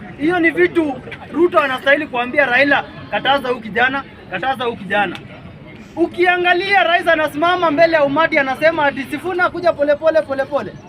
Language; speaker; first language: Swahili; non-native, local second language; Kalenjin